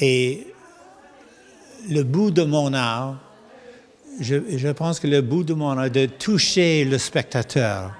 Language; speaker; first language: French; non-native, local second language; English